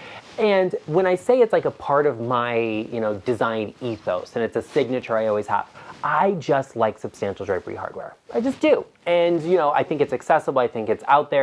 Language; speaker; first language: English; native; English